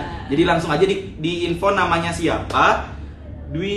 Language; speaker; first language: Indonesian; native; Indonesian